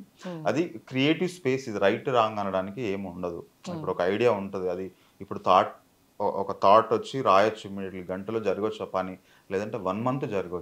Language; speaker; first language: Telugu; native; Telugu